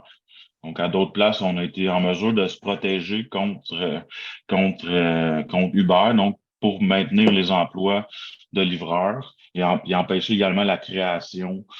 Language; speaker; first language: French; native; French